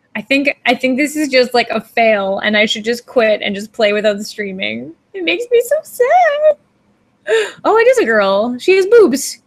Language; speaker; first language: English; native; English